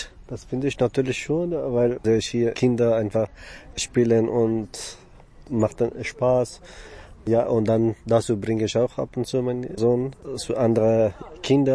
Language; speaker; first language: German; non-native, learner; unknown